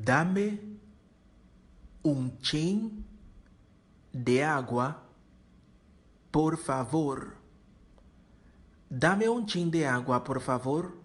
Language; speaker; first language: Spanish; non-native, learner; Haitian Creole